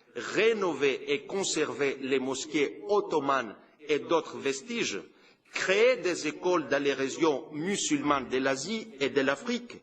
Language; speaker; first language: French; non-native, fluent; Greek